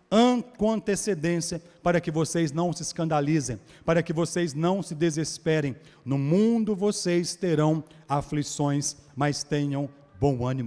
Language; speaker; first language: Portuguese; native; Portuguese